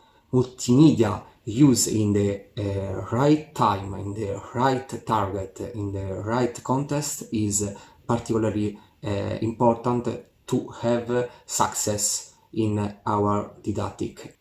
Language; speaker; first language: English; non-native, learner; Italian